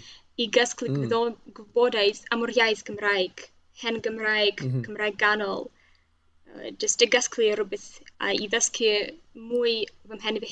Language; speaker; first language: Welsh; non-native, learner; Russian